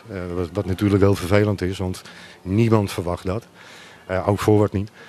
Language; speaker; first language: Dutch; native; Dutch